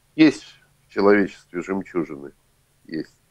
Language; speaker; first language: Russian; native; Russian